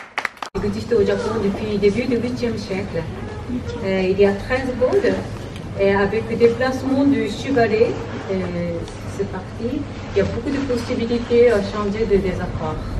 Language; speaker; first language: French; non-native, learner; Japanese